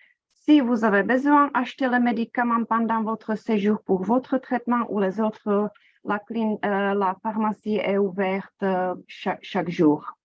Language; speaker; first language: French; non-native, fluent; Czech